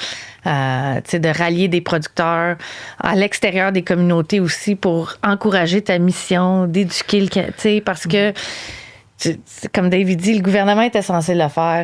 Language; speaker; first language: French; native; French